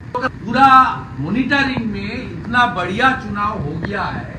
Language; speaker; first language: Hindi; non-native, local second language; Bangla